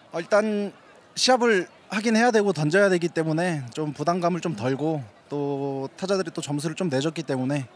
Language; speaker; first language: Korean; native; Korean